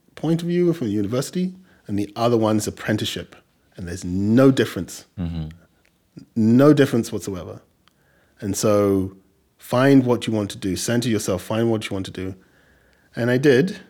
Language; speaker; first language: English; native; English